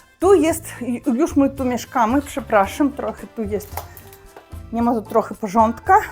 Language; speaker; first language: Polish; non-native, learner; Russian